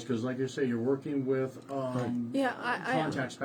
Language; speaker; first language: English; native; English